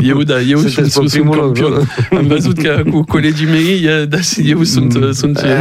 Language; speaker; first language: Romanian; non-native, learner; French